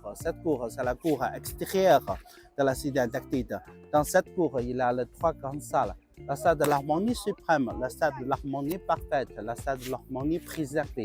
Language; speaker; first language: French; non-native, learner; Chinese